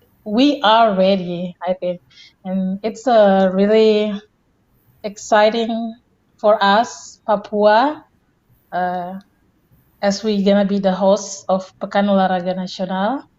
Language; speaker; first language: English; non-native, fluent; Indonesian